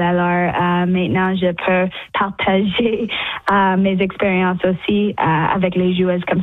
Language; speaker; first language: French; early bilingual, heritage; English